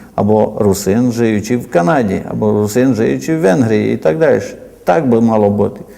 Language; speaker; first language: Ukrainian; native; Ukrainian